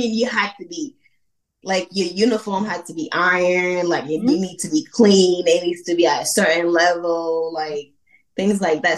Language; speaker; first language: English; non-native, fluent; Haitian Creole